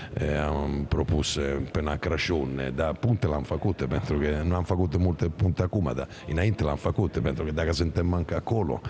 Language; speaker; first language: Romanian; non-native, fluent; Italian